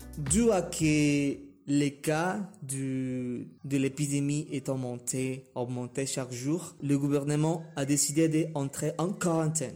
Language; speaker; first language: French; non-native, learner; Spanish